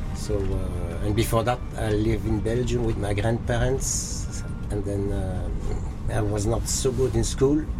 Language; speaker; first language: English; early bilingual, other home language; French